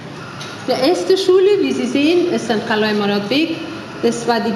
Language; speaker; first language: German; non-native, fluent; Persian